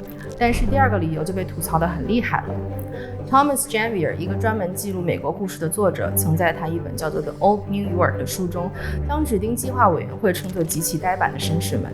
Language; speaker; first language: Chinese; native; Chinese